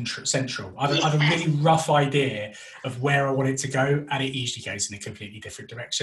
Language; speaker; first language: English; native; English